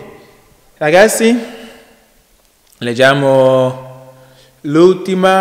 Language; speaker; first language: Italian; non-native, learner; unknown